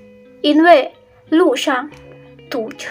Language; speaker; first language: Chinese; non-native, learner; Indonesian